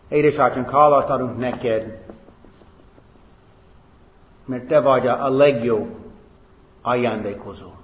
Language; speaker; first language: Hungarian; non-native, fluent; English